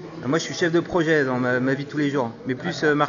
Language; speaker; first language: French; native; French